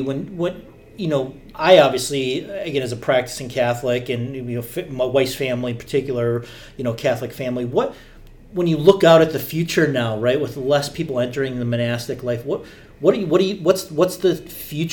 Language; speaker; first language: English; native; English